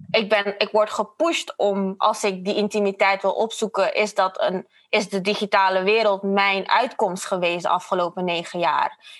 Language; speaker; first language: Dutch; non-native, fluent; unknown